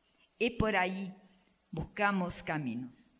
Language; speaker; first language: Spanish; non-native, fluent; Portuguese